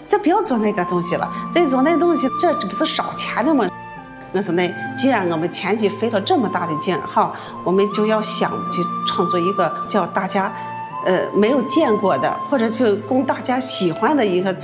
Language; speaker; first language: Chinese; native; Chinese